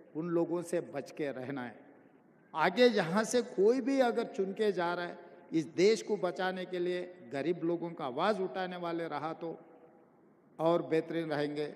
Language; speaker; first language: Hindi; non-native, local second language; Telugu